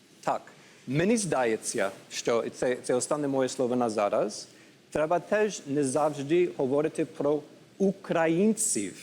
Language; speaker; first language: Ukrainian; non-native, learner; English